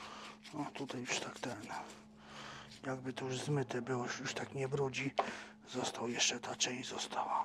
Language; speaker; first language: Polish; native; Polish